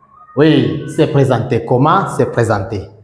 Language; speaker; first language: French; non-native, fluent; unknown